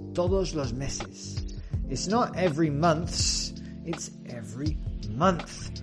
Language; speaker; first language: English; native; English